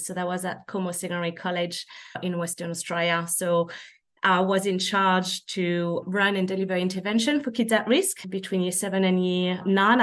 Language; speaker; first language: English; non-native, fluent; French